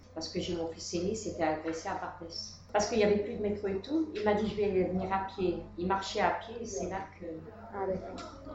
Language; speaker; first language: French; native; French